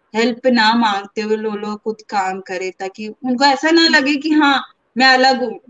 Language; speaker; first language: Hindi; non-native, local second language; Malayalam